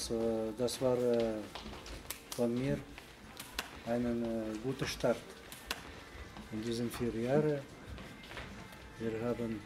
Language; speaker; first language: German; non-native, learner; Russian